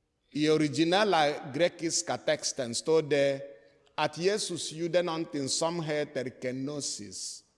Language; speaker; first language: Swedish; non-native, fluent; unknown